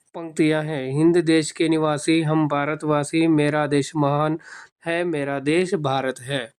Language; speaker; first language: Hindi; non-native, local second language; Telugu